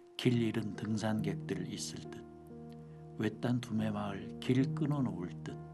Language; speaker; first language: Korean; native; Korean